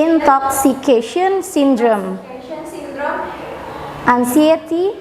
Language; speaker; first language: English; non-native, learner; Indonesian